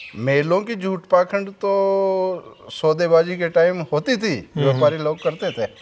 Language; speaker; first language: Hindi; native; Hindi